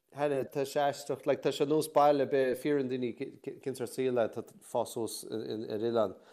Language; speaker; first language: Irish; native; Irish